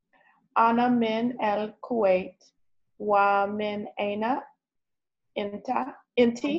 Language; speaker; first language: Arabic; non-native, learner; English